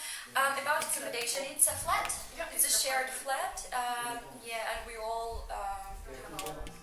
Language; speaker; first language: English; non-native, fluent; Spanish